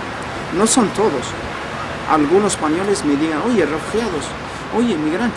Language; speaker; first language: Spanish; non-native, learner; Arabic